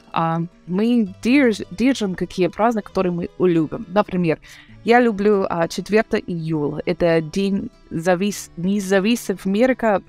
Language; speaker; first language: Russian; non-native, learner; English